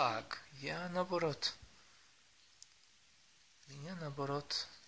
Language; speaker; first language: Russian; non-native, learner; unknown